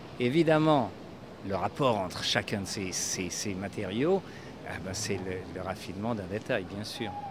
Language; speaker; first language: French; native; French